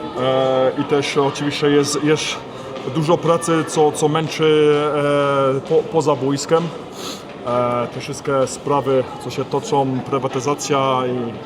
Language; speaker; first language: Polish; early bilingual, heritage; Polish